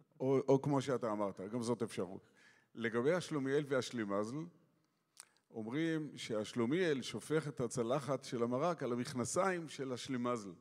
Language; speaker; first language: Hebrew; non-native, fluent; Yiddish